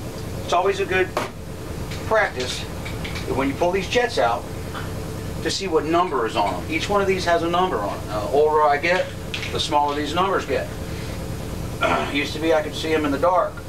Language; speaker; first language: English; native; English